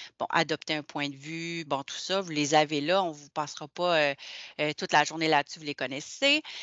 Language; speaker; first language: French; native; French